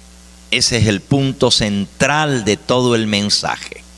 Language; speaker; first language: Spanish; native; Spanish